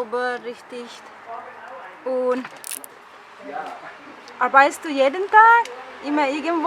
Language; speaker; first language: German; non-native, learner; Indonesian